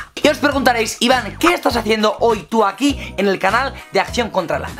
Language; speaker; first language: Spanish; native; Spanish